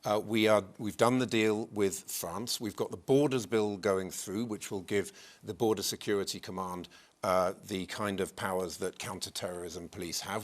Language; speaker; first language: English; native; English